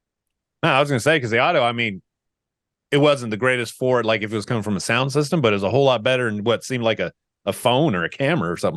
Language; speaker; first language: English; native; English